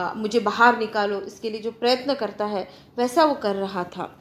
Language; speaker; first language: Hindi; non-native, local second language; Marathi